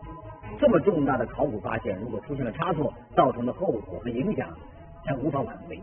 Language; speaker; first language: Chinese; native; Chinese